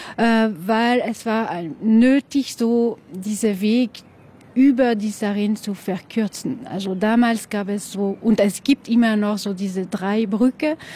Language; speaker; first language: German; non-native, local second language; French